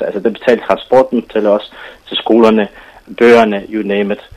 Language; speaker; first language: Danish; non-native, fluent; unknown